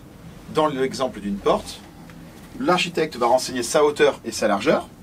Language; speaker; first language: French; native; French